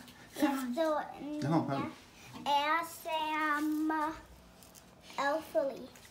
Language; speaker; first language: Spanish; early bilingual, heritage; Spanish